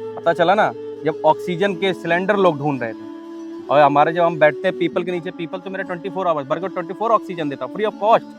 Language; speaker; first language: Hindi; native; Hindi